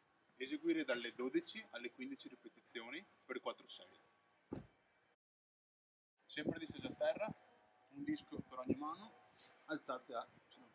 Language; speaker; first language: Italian; native; Italian